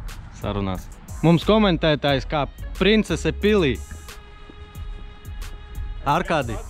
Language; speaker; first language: Latvian; non-native, local second language; Russian